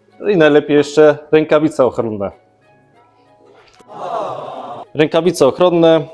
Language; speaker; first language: Polish; native; Polish